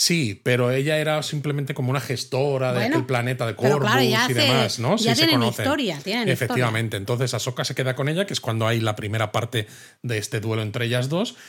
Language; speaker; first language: Spanish; native; Spanish